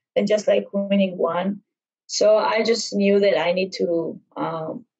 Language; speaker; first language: English; non-native, fluent; Hebrew